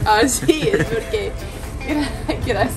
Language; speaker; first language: Spanish; non-native, learner; English